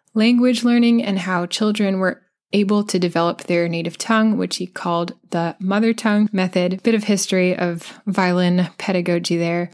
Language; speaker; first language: English; native; English